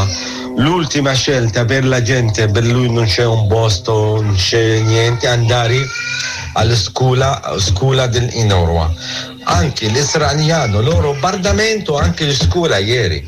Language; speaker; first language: Italian; non-native, learner; Arabic